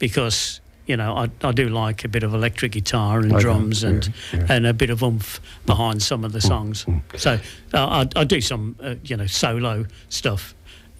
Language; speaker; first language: English; native; English